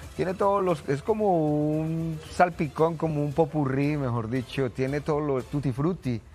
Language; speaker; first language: Spanish; native; Spanish